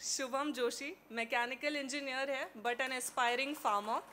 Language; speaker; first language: Hindi; non-native, local second language; Marathi